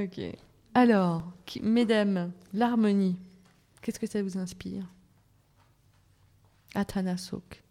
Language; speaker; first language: French; native; French